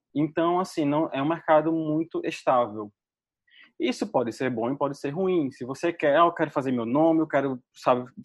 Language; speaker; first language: Portuguese; native; Portuguese